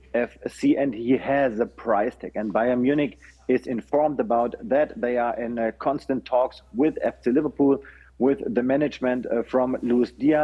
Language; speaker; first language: English; non-native, fluent; German